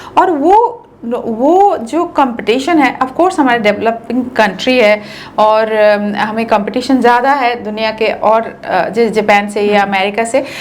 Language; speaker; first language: Hindi; non-native, local second language; Bangla